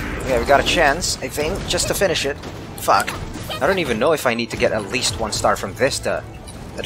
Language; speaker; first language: English; native; English